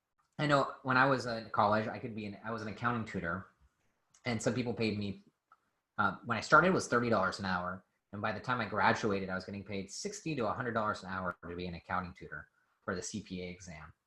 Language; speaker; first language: English; native; English